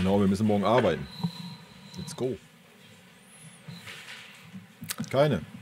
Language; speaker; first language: German; native; German